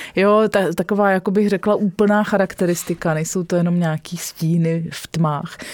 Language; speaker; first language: Czech; native; Czech